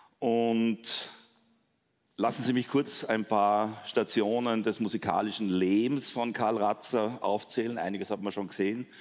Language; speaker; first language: German; native; German